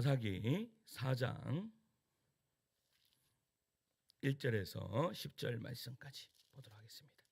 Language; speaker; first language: Korean; native; Korean